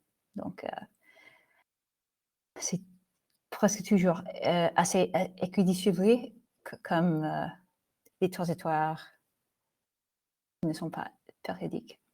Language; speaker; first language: French; non-native, fluent; English